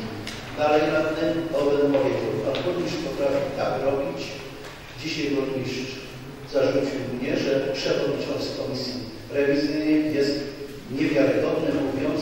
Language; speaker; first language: Polish; native; Polish